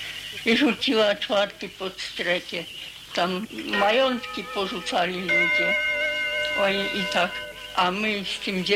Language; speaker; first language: Polish; early bilingual, heritage; Polish